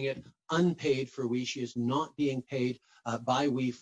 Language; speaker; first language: English; native; English